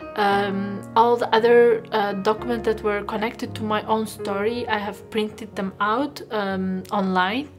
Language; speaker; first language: English; non-native, fluent; Arabic